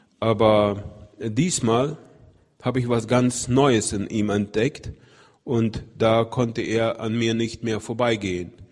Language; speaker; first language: German; non-native, fluent; Russian